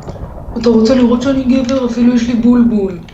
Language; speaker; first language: Hebrew; native; Hebrew